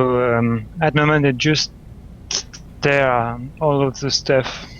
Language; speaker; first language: English; non-native, learner; French